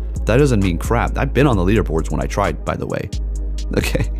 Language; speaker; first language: English; native; English